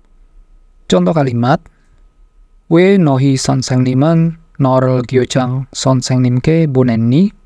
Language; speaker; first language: Korean; non-native, fluent; Indonesian